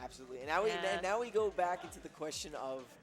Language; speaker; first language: English; native; English